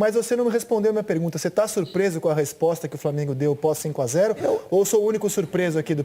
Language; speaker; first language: Portuguese; native; Portuguese